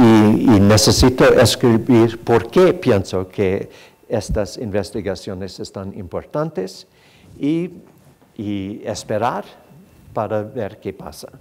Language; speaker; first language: Spanish; non-native, fluent; English